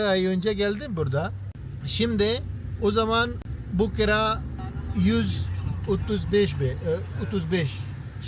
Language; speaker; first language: Turkish; non-native, learner; Urdu